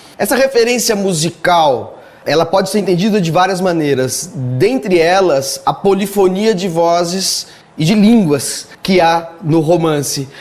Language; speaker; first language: Portuguese; native; Portuguese